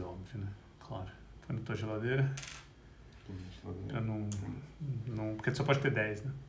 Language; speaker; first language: Portuguese; native; Portuguese